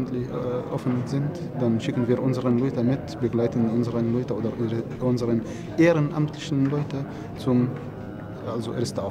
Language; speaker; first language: German; non-native, fluent; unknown